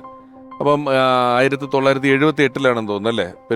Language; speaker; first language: Malayalam; native; Malayalam